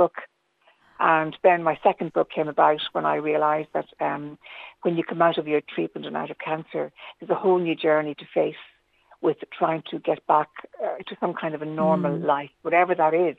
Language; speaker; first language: English; native; English